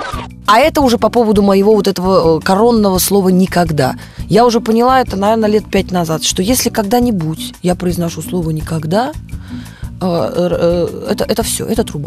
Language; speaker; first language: Russian; native; Russian